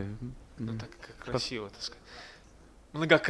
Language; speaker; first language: Russian; native; Russian